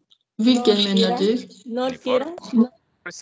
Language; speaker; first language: Swedish; non-native, learner; Arabic